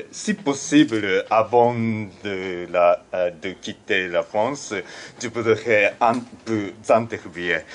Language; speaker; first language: French; non-native, learner; Japanese